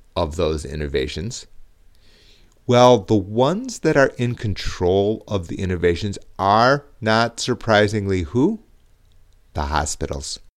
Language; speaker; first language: English; native; English